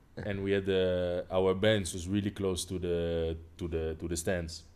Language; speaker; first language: English; non-native, fluent; Dutch